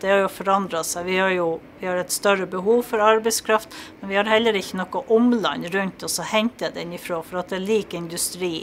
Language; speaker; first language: Norwegian; native; Norwegian